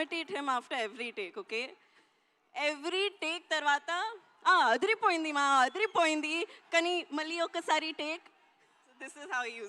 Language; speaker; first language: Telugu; non-native, learner; Hindi